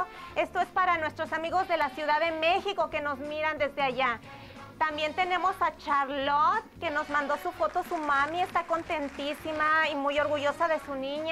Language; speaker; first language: Spanish; native; Spanish